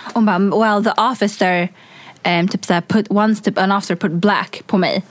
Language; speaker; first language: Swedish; early bilingual, other home language; Tigrinya